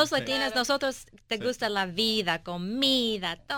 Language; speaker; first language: Spanish; early bilingual, heritage; English